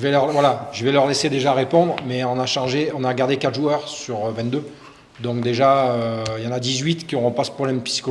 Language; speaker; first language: French; native; French